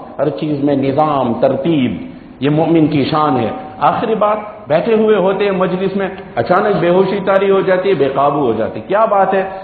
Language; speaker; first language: Urdu; non-native, local second language; Gujarati